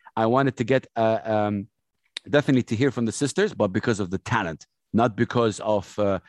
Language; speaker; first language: English; non-native, fluent; Arabic